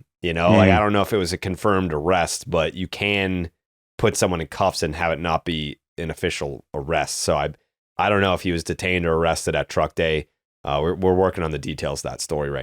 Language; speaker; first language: English; native; English